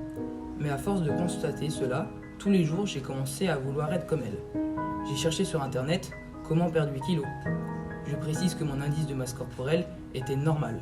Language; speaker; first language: French; early bilingual, other home language; Portuguese